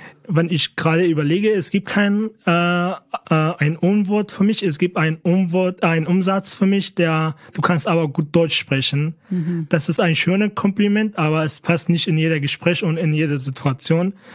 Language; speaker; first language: German; non-native, fluent; Kurdish